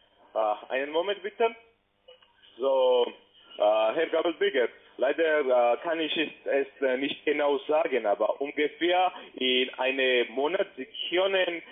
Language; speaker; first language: German; non-native, learner; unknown